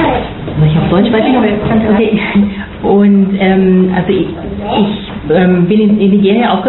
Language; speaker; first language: German; non-native, fluent; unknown